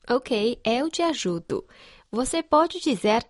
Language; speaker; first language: Portuguese; non-native, fluent; Chinese